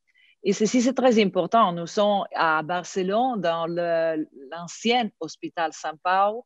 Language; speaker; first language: French; non-native, fluent; Italian